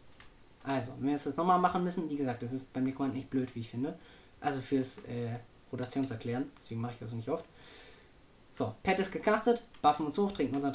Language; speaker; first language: German; native; German